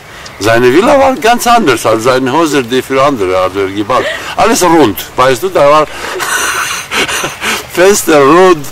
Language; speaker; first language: German; non-native, fluent; Armenian